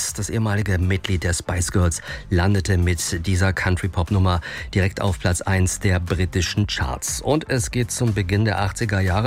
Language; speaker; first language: German; native; German